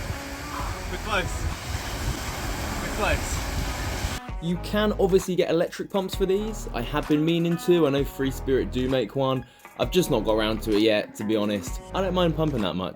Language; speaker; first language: English; native; English